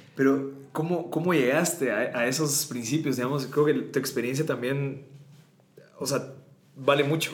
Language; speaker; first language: Spanish; native; Spanish